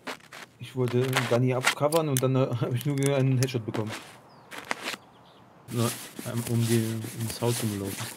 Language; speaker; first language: German; native; German